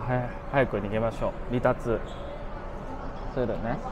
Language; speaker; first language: Japanese; non-native, fluent; Cantonese